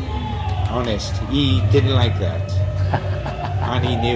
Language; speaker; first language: English; native; English